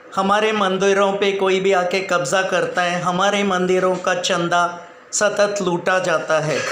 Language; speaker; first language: Hindi; non-native, local second language; Tamil